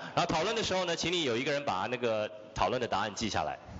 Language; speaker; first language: Chinese; native; Chinese